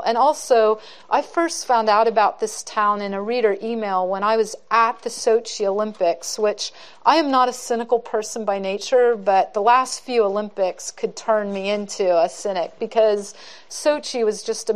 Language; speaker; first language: English; native; English